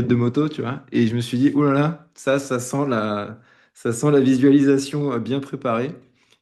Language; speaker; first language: French; native; French